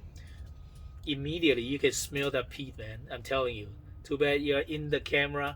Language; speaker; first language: English; non-native, fluent; Chinese